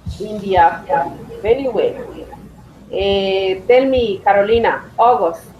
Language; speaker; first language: English; non-native, fluent; Spanish